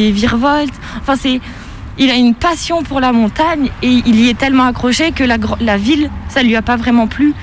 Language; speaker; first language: French; native; French